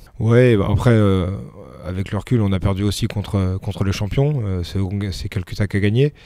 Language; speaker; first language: French; native; French